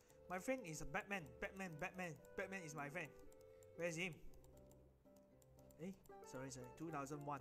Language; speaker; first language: English; non-native, local second language; Chinese